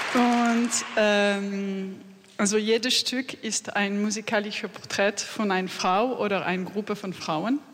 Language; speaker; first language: German; non-native, learner; French